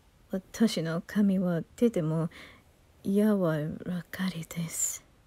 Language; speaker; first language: Japanese; non-native, learner; English